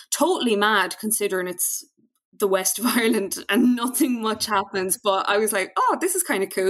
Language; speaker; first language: English; native; English